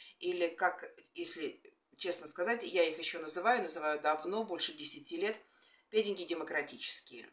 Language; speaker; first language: Russian; native; Russian